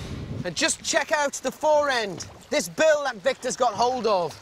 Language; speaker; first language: English; native; English